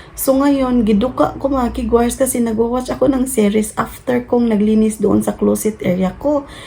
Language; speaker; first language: Filipino; non-native, local second language; Cebuano